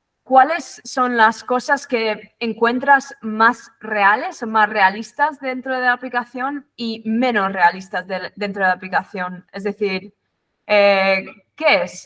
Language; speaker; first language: Spanish; non-native, fluent; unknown